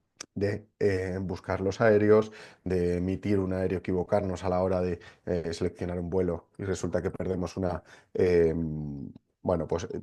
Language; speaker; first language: Spanish; native; Spanish